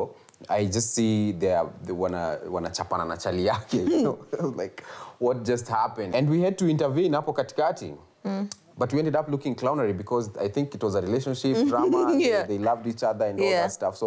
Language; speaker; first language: English; non-native, local second language; Swahili